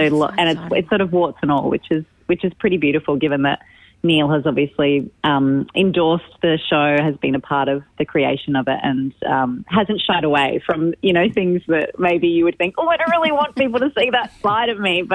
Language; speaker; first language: English; native; English